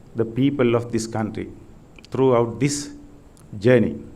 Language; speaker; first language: English; non-native, local second language; Sinhala